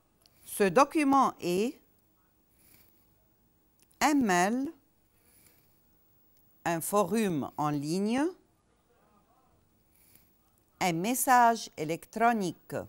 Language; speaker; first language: French; non-native, fluent; Arabic